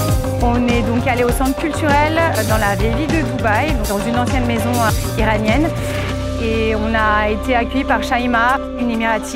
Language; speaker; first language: French; native; French